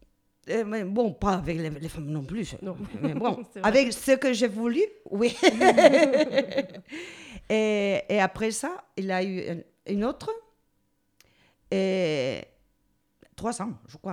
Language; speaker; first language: French; non-native, learner; Spanish